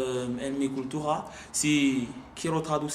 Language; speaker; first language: Spanish; non-native, learner; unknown